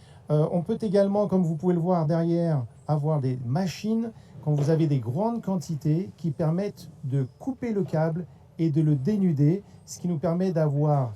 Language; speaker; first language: French; native; French